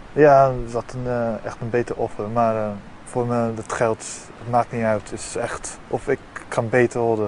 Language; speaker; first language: Dutch; early bilingual, heritage; Dutch